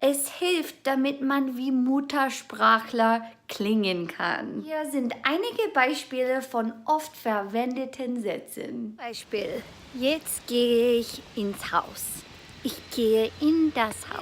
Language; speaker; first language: German; non-native, fluent; English